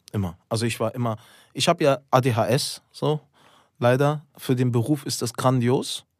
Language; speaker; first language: German; early bilingual, other home language; Turkish